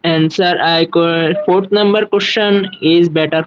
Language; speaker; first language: English; non-native, learner; Bangla